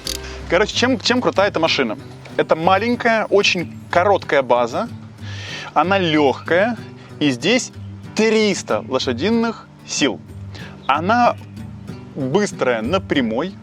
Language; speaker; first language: Russian; native; Russian